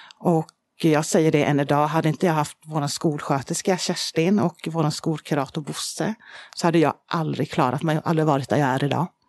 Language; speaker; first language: Swedish; native; Swedish